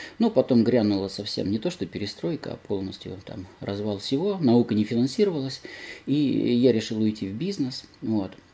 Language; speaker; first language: Russian; native; Russian